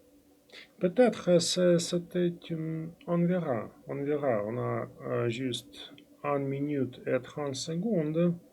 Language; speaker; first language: French; non-native, fluent; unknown